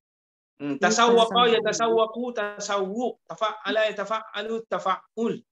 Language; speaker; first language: Arabic; non-native, fluent; Malay